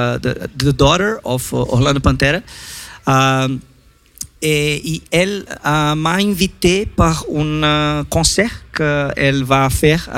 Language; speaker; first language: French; non-native, learner; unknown